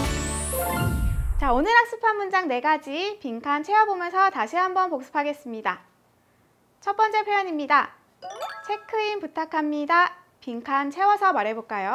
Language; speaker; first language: Korean; native; Korean